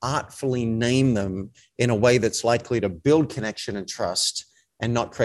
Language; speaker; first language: English; native; English